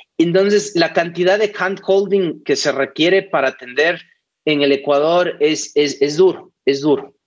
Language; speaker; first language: Spanish; native; Spanish